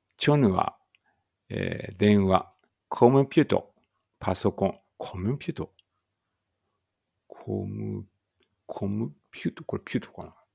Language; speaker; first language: Japanese; native; Japanese